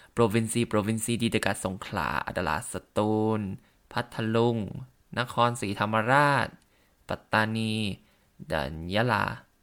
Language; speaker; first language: Indonesian; non-native, learner; Thai